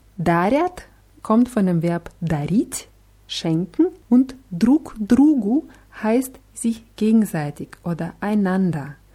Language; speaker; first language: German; non-native, fluent; Russian